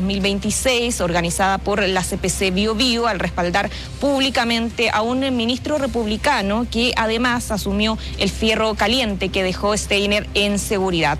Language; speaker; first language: Spanish; native; Spanish